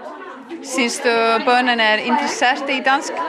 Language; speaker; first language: Danish; non-native, fluent; Icelandic